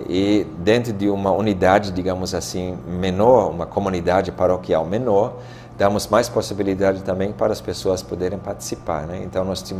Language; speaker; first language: Portuguese; non-native, fluent; German